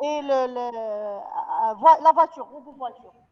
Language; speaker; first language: French; non-native, local second language; Arabic